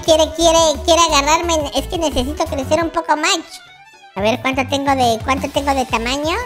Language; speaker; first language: Spanish; native; Spanish